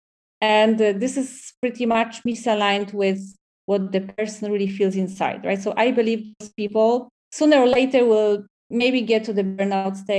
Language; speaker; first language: English; non-native, fluent; Polish